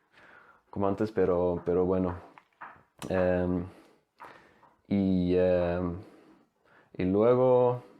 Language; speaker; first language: Spanish; non-native, fluent; Swedish